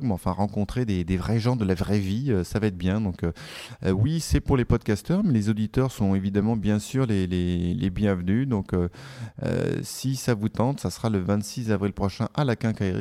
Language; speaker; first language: French; native; French